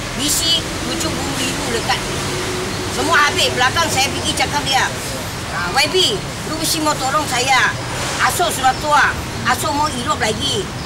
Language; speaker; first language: Malay; non-native, local second language; Chinese